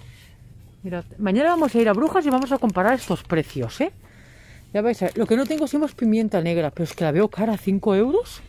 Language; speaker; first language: Spanish; native; Spanish